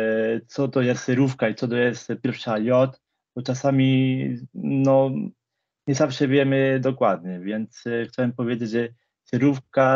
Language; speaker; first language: Polish; non-native, fluent; Spanish